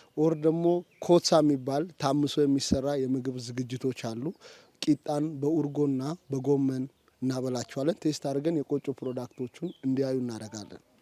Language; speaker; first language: Amharic; non-native, local second language; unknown